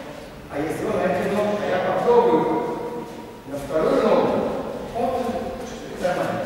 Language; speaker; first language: Russian; non-native, learner; Serbian